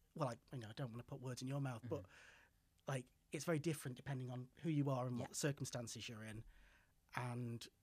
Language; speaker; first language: English; native; English